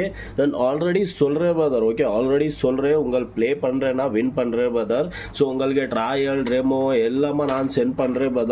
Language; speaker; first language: Tamil; non-native, learner; Kannada